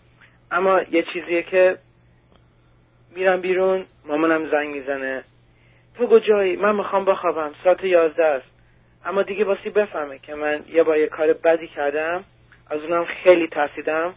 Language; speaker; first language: Persian; early bilingual, heritage; Persian